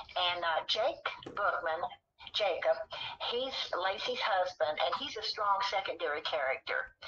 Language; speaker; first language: English; native; English